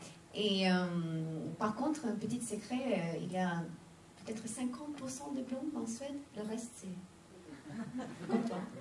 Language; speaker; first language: French; non-native, fluent; Swedish